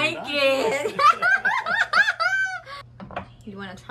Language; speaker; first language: English; non-native, local second language; Filipino